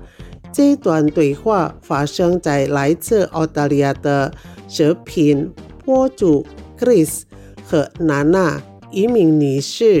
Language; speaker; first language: Chinese; non-native, fluent; Indonesian